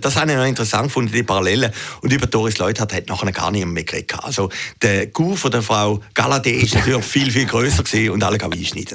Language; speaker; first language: German; native; German